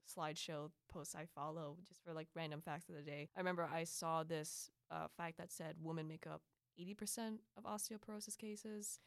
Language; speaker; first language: English; early bilingual, other home language; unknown